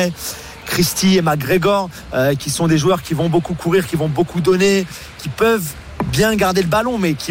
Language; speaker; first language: French; non-native, fluent; English